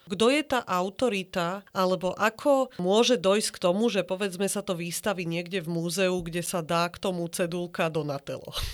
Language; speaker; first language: Slovak; native; Slovak